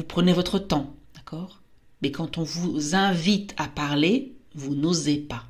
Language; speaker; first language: French; native; French